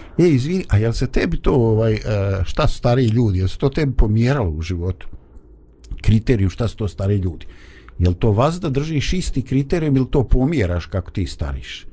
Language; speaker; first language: Bosnian; native; Bosnian